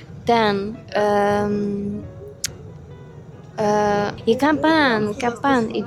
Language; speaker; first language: Indonesian; non-native, learner; Czech